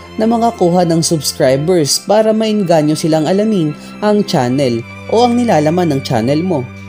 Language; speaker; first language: Filipino; native; Filipino